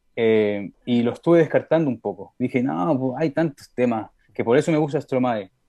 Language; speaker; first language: Spanish; early bilingual, heritage; Spanish